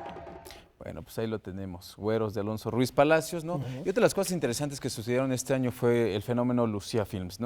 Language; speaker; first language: Spanish; native; Spanish